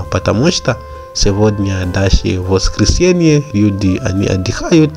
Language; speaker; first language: Russian; non-native, learner; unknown